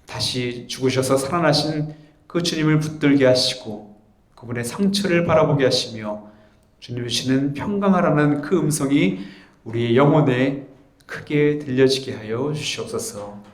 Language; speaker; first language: Korean; native; Korean